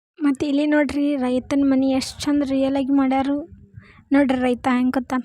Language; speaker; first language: Kannada; non-native, local second language; Lambadi